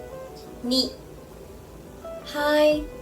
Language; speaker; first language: Japanese; non-native, fluent; Vietnamese